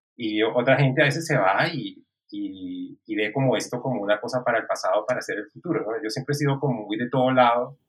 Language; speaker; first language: Spanish; native; Spanish